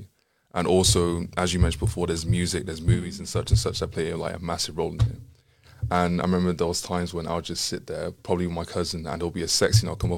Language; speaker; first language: English; native; English